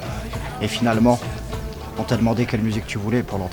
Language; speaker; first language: French; native; French